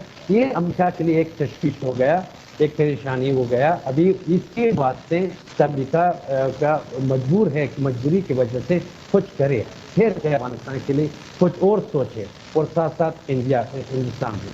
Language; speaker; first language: Hindi; non-native, fluent; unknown